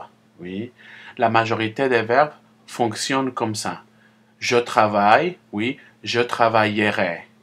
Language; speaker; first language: French; non-native, fluent; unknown